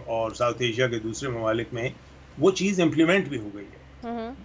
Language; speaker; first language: Urdu; native; Urdu